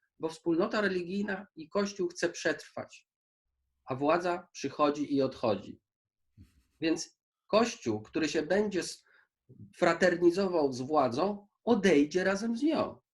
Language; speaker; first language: Polish; native; Polish